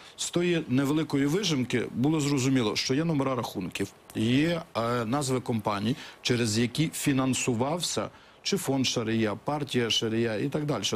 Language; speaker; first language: Ukrainian; native; Ukrainian